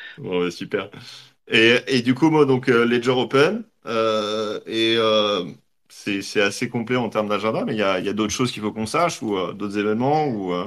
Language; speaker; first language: French; native; French